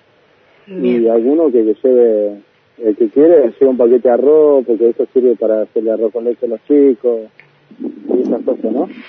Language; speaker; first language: Spanish; native; Spanish